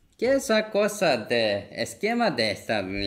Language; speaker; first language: Spanish; non-native, fluent; Korean